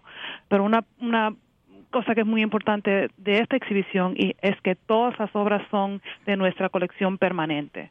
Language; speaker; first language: Spanish; early bilingual, heritage; Spanish